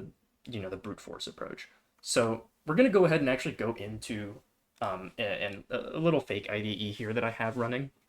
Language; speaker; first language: English; native; English